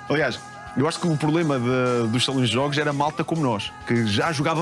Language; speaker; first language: Portuguese; native; Portuguese